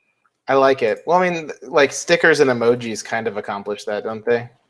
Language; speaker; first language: English; native; English